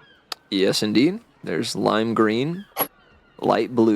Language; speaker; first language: English; native; English